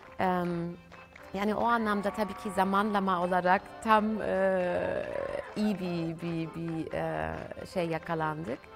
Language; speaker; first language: Turkish; early bilingual, heritage; German